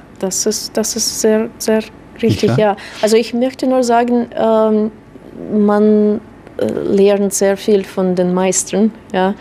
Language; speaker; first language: German; non-native, fluent; Russian